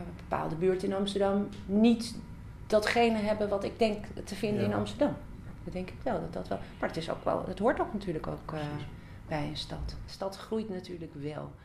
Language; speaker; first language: Dutch; native; Dutch